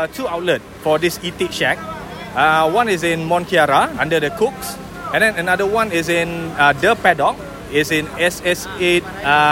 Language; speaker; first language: English; non-native, local second language; Malay